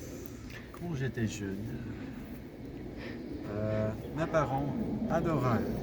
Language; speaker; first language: French; non-native, learner; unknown